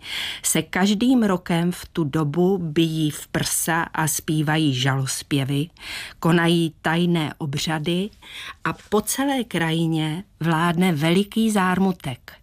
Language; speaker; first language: Czech; native; Czech